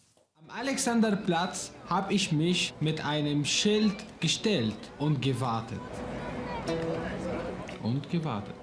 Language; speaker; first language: German; non-native, learner; Arabic